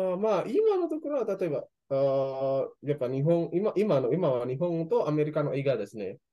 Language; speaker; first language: Japanese; non-native, fluent; Indonesian